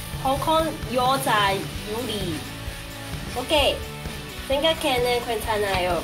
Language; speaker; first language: Korean; non-native, learner; Cantonese